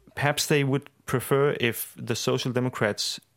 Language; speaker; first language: English; non-native, fluent; Danish